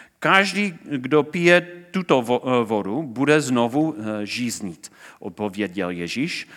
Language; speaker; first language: Czech; non-native, fluent; English